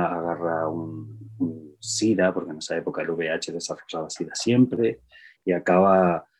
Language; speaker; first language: Spanish; native; Spanish